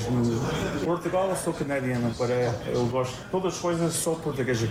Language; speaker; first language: Portuguese; early bilingual, heritage; Portuguese